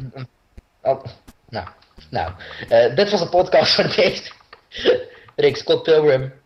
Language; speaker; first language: Dutch; native; Dutch